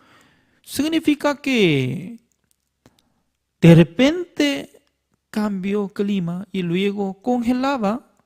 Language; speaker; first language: Spanish; non-native, fluent; Korean